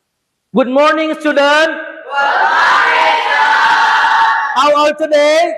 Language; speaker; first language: English; non-native, learner; Indonesian